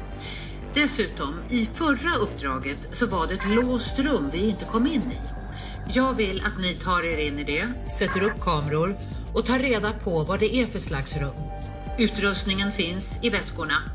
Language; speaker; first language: Swedish; native; Swedish